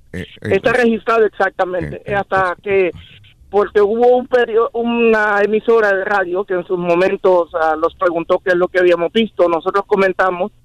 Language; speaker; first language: Spanish; native; Spanish